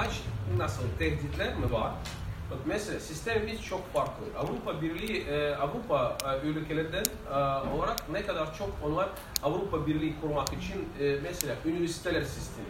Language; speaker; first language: Turkish; non-native, fluent; Russian